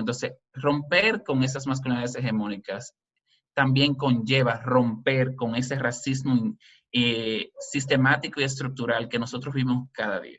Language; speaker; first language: Spanish; native; Spanish